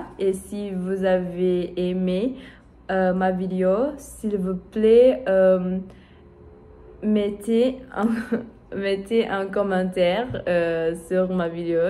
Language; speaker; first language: French; non-native, learner; Portuguese